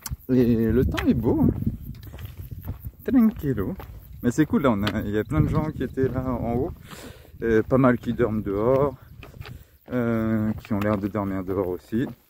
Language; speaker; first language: French; native; French